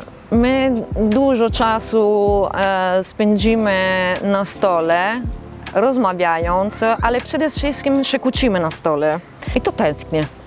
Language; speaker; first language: Polish; non-native, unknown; Italian